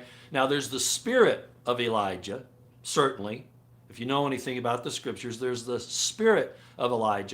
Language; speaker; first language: English; native; English